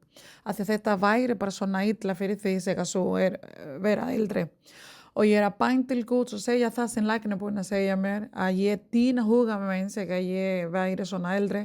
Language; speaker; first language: Icelandic; non-native, learner; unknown